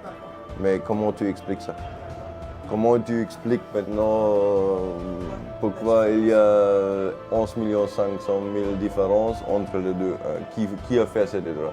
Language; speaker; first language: French; non-native, fluent; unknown